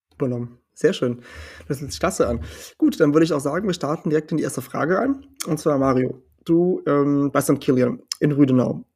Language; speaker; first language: German; early bilingual, heritage; German